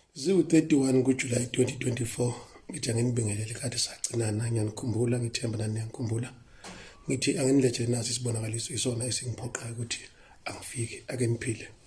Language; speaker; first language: Zulu; native; Zulu